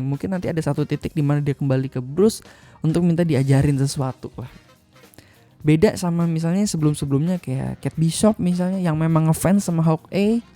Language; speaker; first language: Indonesian; native; Indonesian